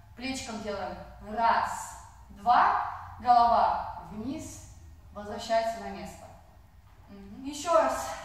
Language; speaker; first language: Russian; non-native, fluent; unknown